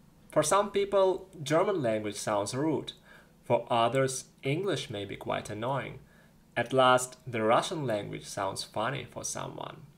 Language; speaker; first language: English; non-native, fluent; Russian